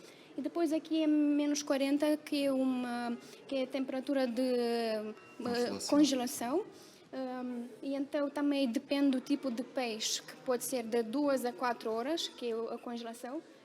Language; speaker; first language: Portuguese; non-native, fluent; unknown